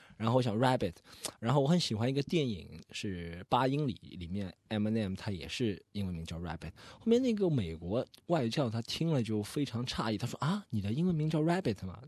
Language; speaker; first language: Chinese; native; Chinese